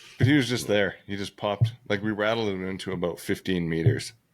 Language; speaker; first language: English; native; English